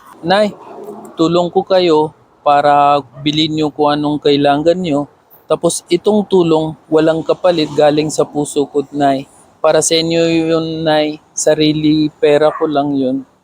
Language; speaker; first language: Filipino; non-native, learner; Urdu